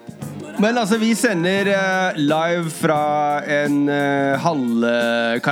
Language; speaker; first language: Norwegian; native; Norwegian